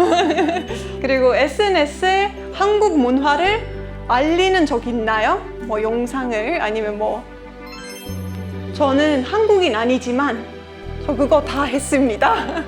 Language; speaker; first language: Korean; non-native, fluent; Estonian